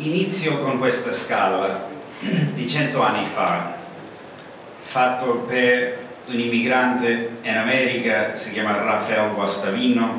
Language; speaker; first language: Italian; non-native, learner; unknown